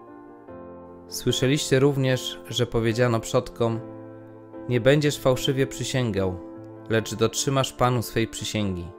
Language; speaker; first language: Polish; native; Polish